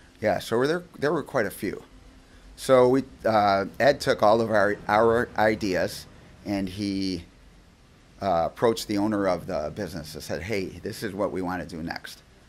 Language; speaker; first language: English; early bilingual, other home language; Spanish